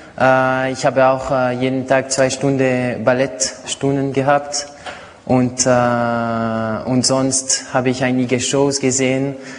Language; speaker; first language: German; non-native, local second language; French